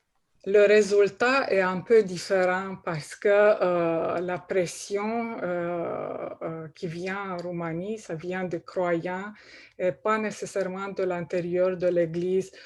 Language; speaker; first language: French; non-native, fluent; Romanian